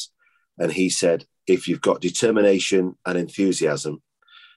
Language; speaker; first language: English; native; English